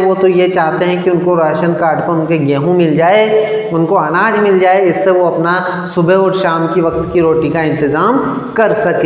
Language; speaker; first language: Hindi; native; Hindi